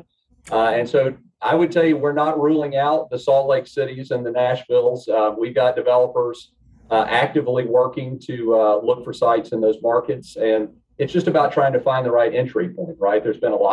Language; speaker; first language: English; native; English